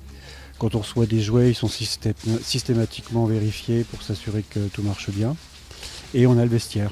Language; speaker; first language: French; native; French